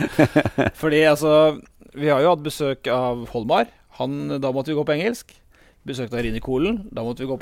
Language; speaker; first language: Norwegian; native; Norwegian